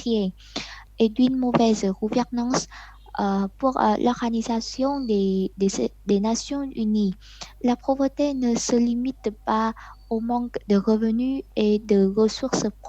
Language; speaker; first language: French; non-native, learner; Vietnamese